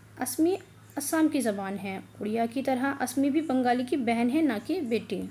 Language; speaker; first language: Urdu; native; Urdu